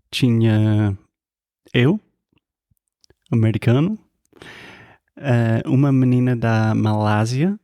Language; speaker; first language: Portuguese; non-native, fluent; English